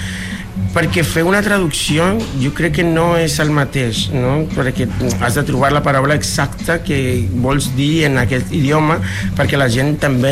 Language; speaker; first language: Catalan; non-native, fluent; Spanish